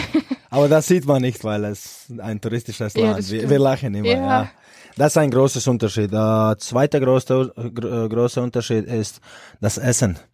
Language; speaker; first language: German; non-native, fluent; Croatian